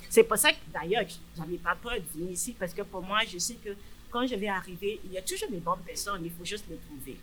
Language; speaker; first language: French; non-native, fluent; Yoruba